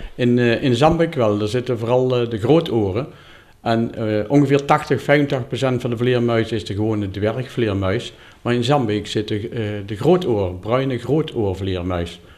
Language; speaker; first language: Dutch; native; Dutch